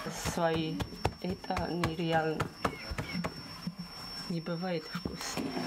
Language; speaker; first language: Russian; non-native, local second language; Ossetic